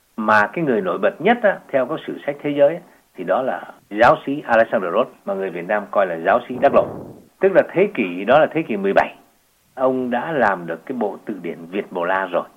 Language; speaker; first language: Vietnamese; native; Vietnamese